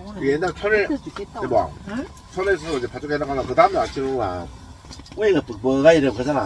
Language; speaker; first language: Korean; native; Korean